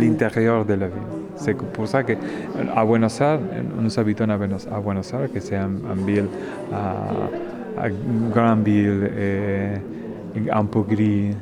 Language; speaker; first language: French; non-native, learner; Spanish